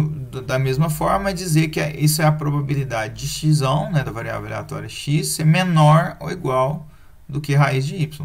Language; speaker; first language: Portuguese; native; Portuguese